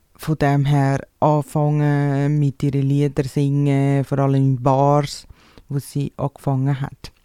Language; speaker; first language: German; non-native, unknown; Portuguese